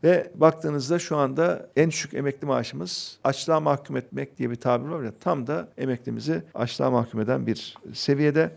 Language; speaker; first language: Turkish; native; Turkish